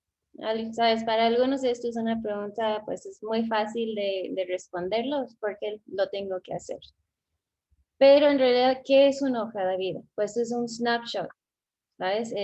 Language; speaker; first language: Spanish; non-native, fluent; English